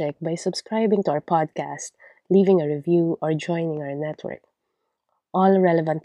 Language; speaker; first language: English; non-native, local second language; Filipino